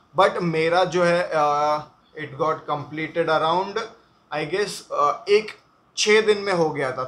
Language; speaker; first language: Hindi; non-native, local second language; Marathi